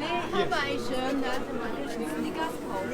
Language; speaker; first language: German; non-native, learner; Indonesian